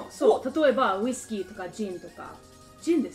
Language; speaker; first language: Japanese; non-native, learner; English